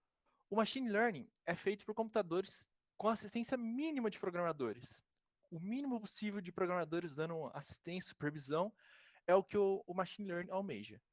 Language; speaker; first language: Portuguese; native; Portuguese